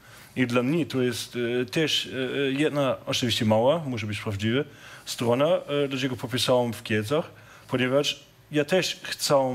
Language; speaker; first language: Polish; non-native, learner; German